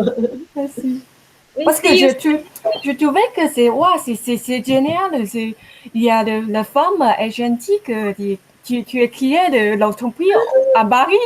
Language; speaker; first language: French; non-native, learner; Chinese